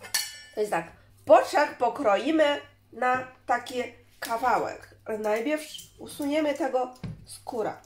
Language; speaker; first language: Polish; non-native, learner; Chinese